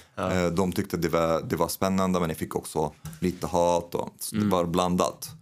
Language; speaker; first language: Swedish; non-native, fluent; Arabic